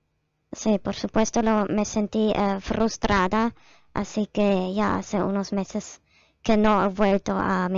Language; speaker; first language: Spanish; non-native, fluent; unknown